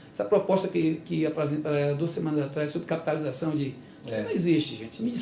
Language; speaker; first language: Portuguese; native; Portuguese